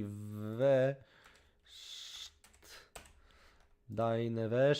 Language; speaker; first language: German; non-native, learner; Polish